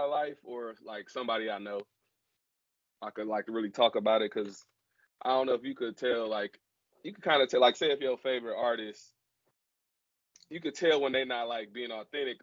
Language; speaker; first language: English; native; English